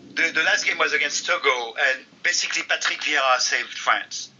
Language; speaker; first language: English; non-native, fluent; French